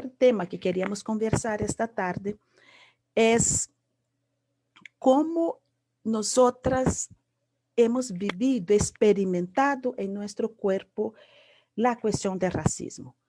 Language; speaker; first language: Spanish; non-native, fluent; Portuguese